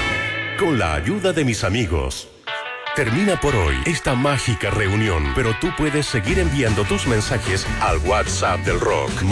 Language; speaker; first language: Spanish; native; Spanish